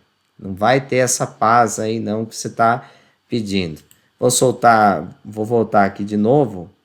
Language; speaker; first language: Portuguese; native; Portuguese